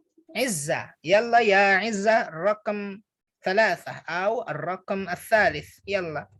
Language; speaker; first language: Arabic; non-native, fluent; Indonesian